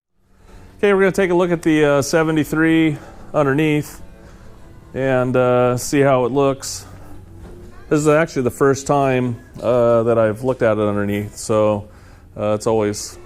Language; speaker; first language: English; native; English